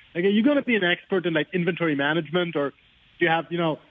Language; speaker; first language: English; non-native, fluent; German